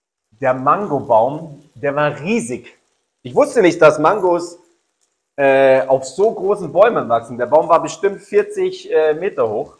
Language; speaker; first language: German; native; German